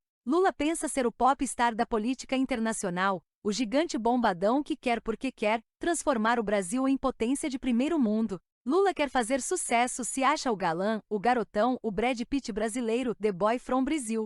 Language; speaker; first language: Portuguese; native; Portuguese